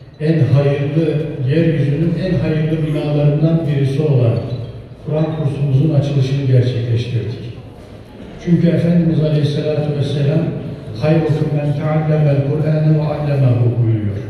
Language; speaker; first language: Turkish; native; Turkish